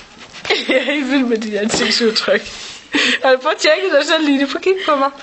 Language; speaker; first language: Danish; native; Danish